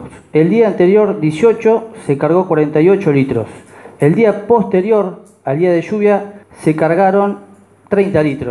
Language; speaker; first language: Spanish; native; Spanish